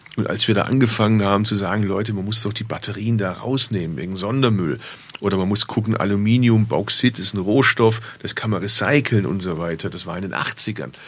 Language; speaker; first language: German; early bilingual, other home language; Turkish